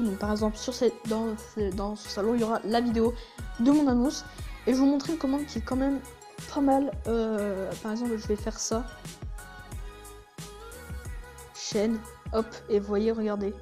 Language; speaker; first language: French; native; French